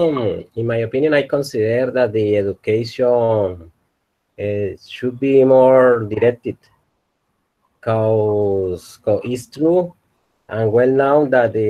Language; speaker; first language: English; non-native, learner; Spanish